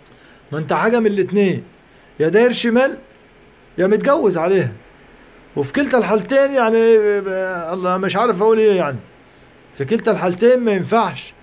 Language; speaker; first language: Arabic; native; Arabic